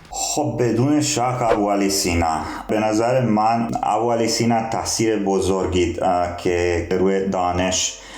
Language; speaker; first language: Persian; non-native, learner; Serbian